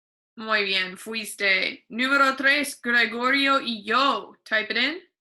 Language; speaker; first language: Spanish; non-native, fluent; English